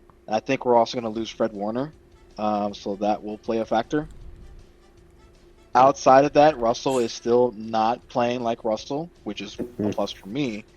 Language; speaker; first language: English; native; English